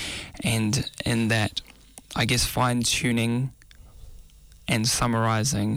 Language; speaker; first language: English; native; English